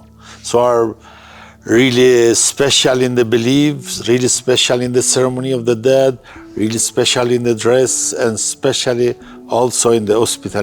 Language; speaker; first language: English; non-native, learner; Albanian